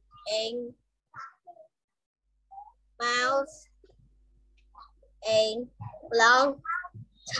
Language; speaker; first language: English; non-native, learner; Vietnamese